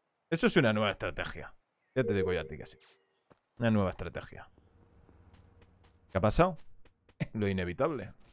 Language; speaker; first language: Spanish; native; Spanish